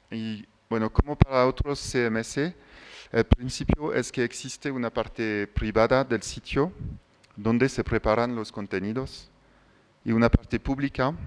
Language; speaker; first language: Spanish; non-native, fluent; French